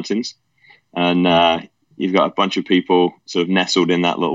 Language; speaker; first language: English; native; English